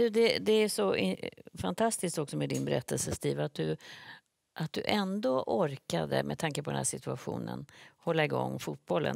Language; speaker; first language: Swedish; native; Swedish